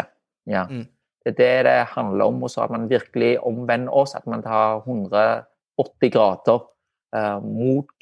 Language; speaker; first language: Norwegian; non-native, fluent; Vietnamese